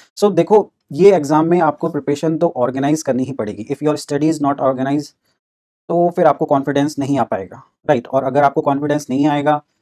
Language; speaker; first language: Hindi; native; Hindi